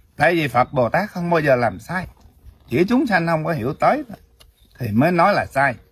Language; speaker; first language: Vietnamese; early bilingual, heritage; Vietnamese